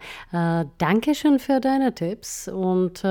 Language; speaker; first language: German; non-native, fluent; Czech